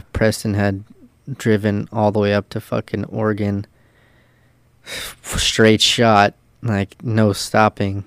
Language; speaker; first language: English; native; English